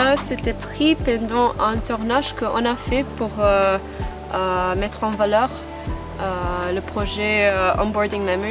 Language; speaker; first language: French; non-native, fluent; Maltese